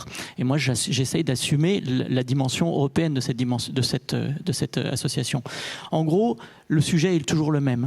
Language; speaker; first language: French; native; French